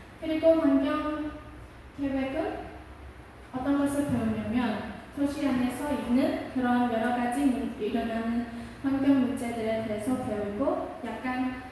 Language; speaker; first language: Korean; non-native, local second language; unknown